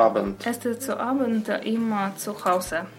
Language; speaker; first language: German; non-native, learner; Russian